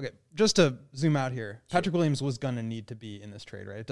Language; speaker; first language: English; native; English